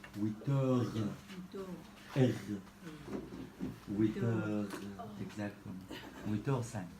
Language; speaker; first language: French; non-native, learner; Arabic